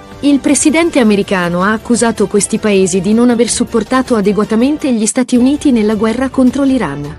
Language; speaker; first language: Italian; native; Italian